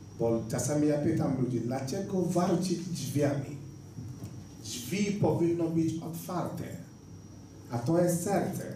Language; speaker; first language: Polish; non-native, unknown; Igbo